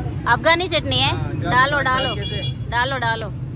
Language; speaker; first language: Hindi; non-native, local second language; Telugu